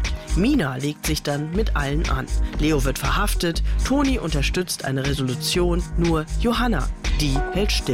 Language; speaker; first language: German; native; German